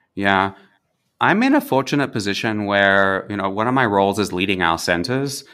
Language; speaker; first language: English; native; English